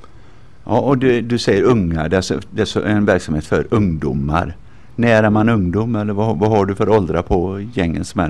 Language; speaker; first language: Swedish; native; Swedish